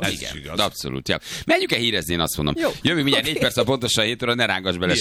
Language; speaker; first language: Hungarian; native; Hungarian